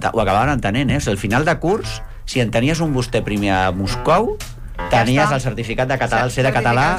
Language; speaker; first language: Catalan; native; Catalan